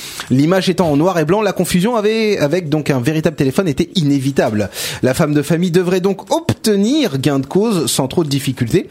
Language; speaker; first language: French; native; French